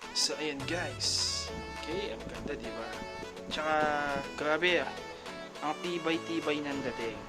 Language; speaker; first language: Filipino; non-native, local second language; Pampanga